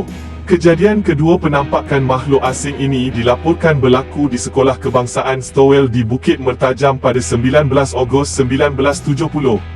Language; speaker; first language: Malay; native; Malay